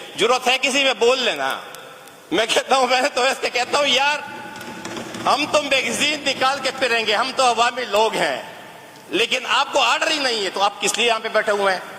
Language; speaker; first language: Urdu; non-native, local second language; Pashto